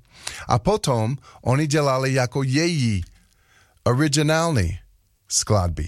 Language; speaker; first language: Czech; non-native, learner; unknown